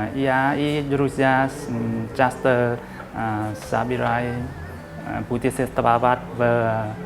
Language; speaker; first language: Russian; non-native, fluent; Vietnamese